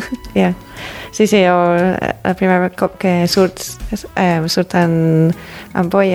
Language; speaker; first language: Catalan; non-native, fluent; English